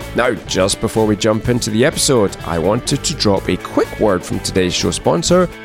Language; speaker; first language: English; native; English